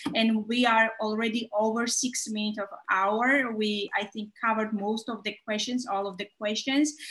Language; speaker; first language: English; non-native, fluent; Georgian